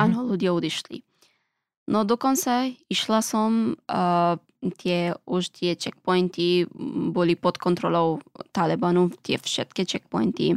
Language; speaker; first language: Slovak; non-native, learner; Pashto